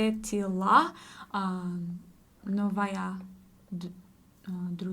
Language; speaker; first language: Russian; non-native, learner; English